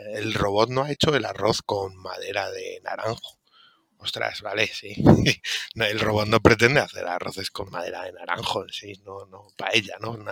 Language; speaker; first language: Spanish; native; Spanish